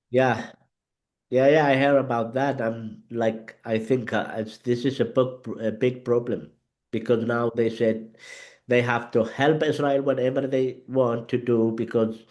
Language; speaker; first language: English; non-native, learner; Arabic